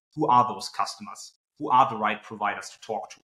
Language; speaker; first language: English; non-native, fluent; German